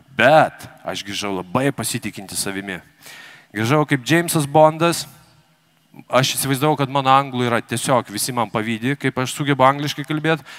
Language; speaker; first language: Lithuanian; native; Lithuanian